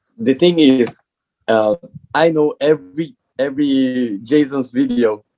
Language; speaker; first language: English; non-native, learner; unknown